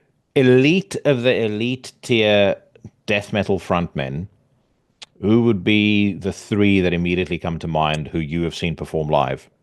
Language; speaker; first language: English; native; English